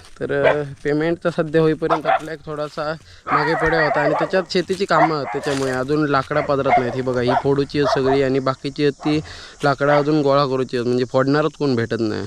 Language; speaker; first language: Marathi; native; Marathi